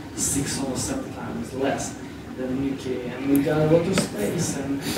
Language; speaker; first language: English; non-native, fluent; Russian